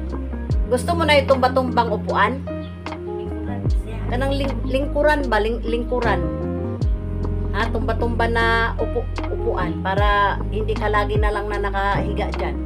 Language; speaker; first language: Filipino; non-native, local second language; Cebuano